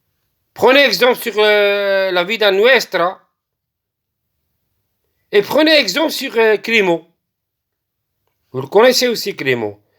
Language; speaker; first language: French; non-native, local second language; Arabic